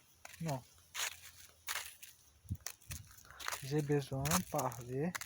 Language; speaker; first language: French; non-native, learner; Portuguese